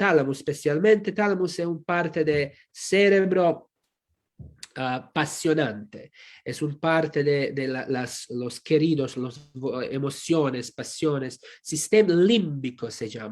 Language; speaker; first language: Spanish; non-native, fluent; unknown